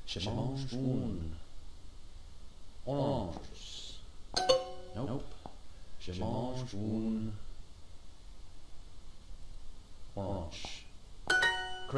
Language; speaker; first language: French; non-native, learner; English